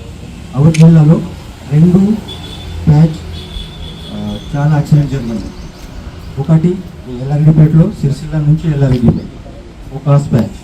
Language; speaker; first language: Telugu; non-native, learner; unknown